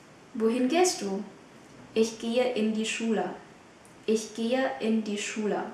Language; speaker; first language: German; non-native, fluent; Vietnamese